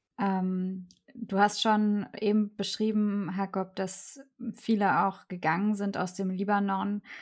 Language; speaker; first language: German; native; German